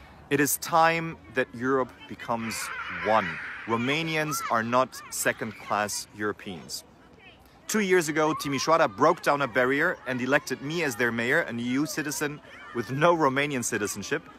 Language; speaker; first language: English; non-native, fluent; German